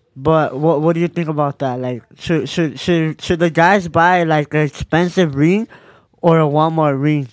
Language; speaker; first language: English; early bilingual, other home language; Spanish